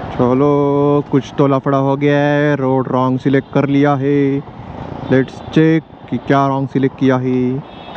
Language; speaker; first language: Hindi; non-native, local second language; Marathi